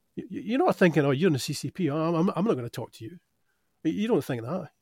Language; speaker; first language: English; native; English